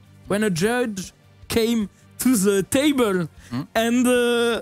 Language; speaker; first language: English; non-native, learner; French